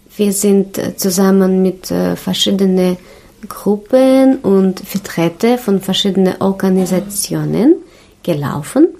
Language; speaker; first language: German; non-native, learner; Russian